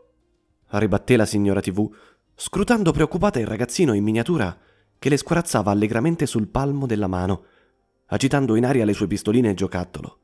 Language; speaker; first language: Italian; native; Italian